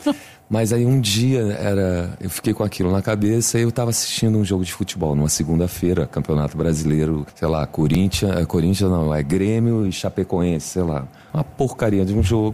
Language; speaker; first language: Portuguese; native; Portuguese